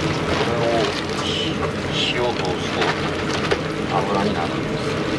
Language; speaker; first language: Japanese; native; Japanese